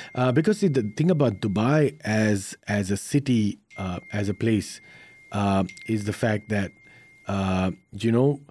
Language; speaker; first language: English; early bilingual, heritage; Arabic